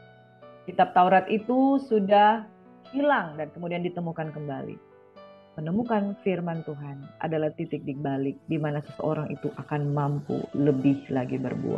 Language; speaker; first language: Indonesian; native; Indonesian